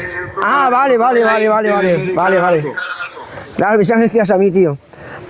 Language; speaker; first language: Spanish; native; Spanish